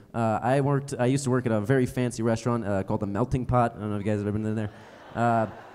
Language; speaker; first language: English; native; English